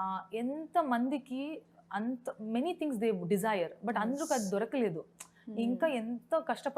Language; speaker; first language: Telugu; non-native, local second language; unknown